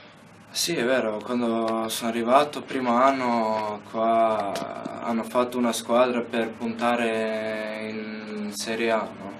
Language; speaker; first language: Italian; non-native, fluent; Slovenian